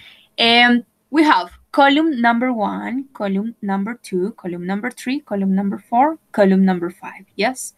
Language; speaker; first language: English; non-native, fluent; Spanish